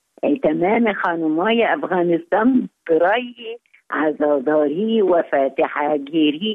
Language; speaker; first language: Persian; non-native, learner; Arabic